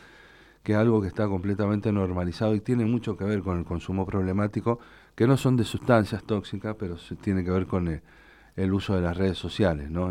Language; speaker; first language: Spanish; native; Spanish